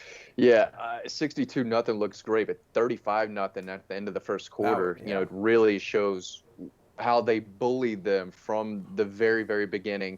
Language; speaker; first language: English; native; English